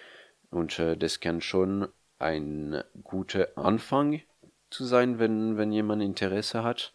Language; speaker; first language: German; non-native, fluent; French